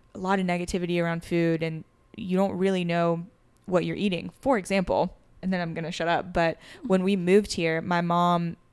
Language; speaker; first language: English; early bilingual, other home language; French